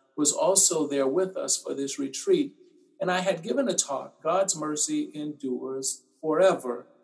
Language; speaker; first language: English; native; English